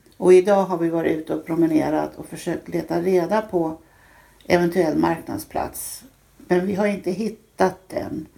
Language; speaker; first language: Swedish; native; Swedish